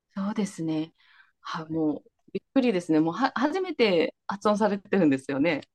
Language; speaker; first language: Japanese; non-native, fluent; Korean